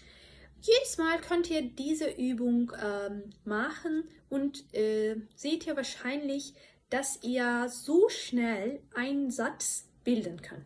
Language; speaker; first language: German; non-native, fluent; Turkish